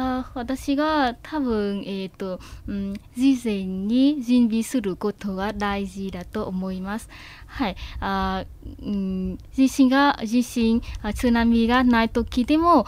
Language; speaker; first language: Japanese; non-native, fluent; Vietnamese